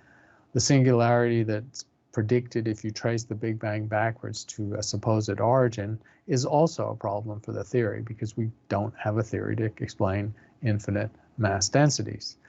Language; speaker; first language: English; native; English